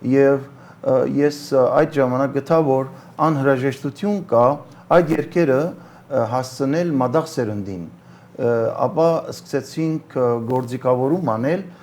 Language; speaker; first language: Armenian; early bilingual, heritage; Armenian